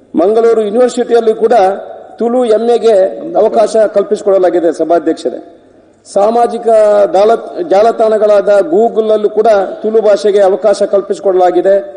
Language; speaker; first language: Kannada; non-native, local second language; Tulu